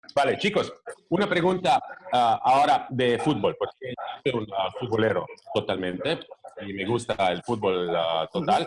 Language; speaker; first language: Spanish; non-native, fluent; Croatian